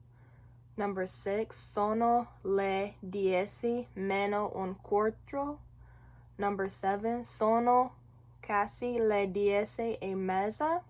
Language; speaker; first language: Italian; non-native, learner; English